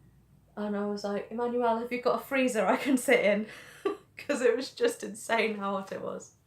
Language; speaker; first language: English; native; English